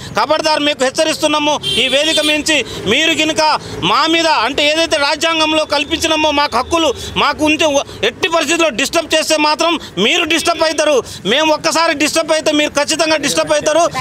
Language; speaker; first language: Telugu; non-native, local second language; Lambadi